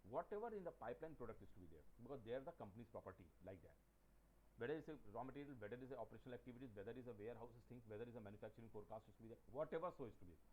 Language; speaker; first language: English; non-native, local second language; Hindi